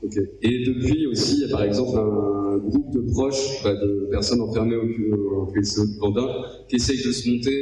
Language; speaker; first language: French; native; French